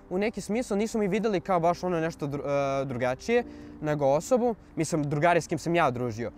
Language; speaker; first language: Serbian; early bilingual, other home language; Arabic